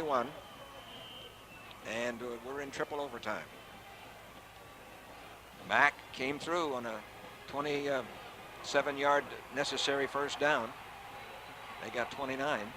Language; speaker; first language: English; native; English